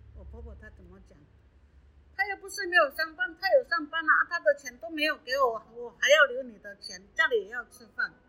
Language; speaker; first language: Chinese; non-native, local second language; Amis